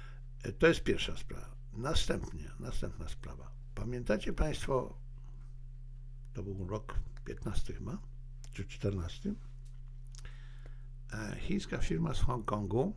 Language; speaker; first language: Polish; native; Polish